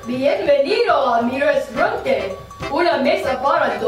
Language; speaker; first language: Spanish; non-native, learner; English